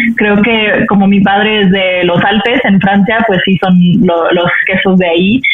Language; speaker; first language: Spanish; non-native, fluent; French